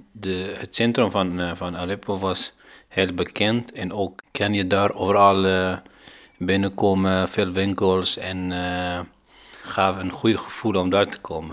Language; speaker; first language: Dutch; non-native, fluent; Arabic